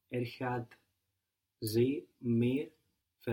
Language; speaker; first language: German; non-native, learner; English